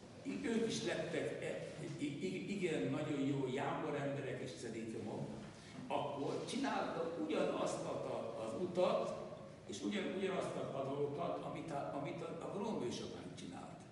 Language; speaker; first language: Hungarian; non-native, local second language; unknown